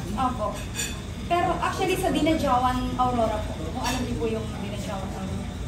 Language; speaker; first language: Filipino; native; Filipino